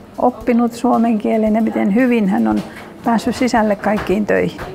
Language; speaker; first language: Finnish; native; Finnish